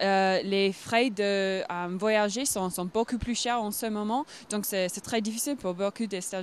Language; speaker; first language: French; non-native, fluent; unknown